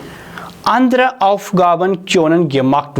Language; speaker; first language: German; non-native, fluent; Hindi